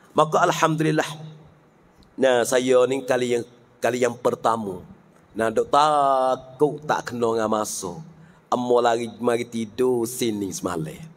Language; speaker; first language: Malay; native; Malay